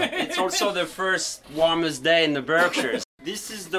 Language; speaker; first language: English; non-native, fluent; French